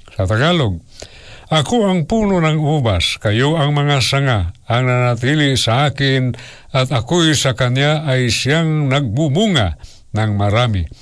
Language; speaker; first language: Filipino; non-native, local second language; Cebuano